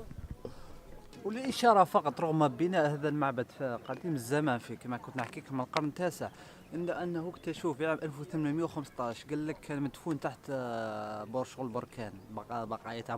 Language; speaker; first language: Arabic; native; Arabic